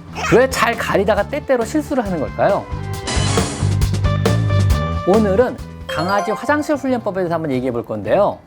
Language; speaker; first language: Korean; native; Korean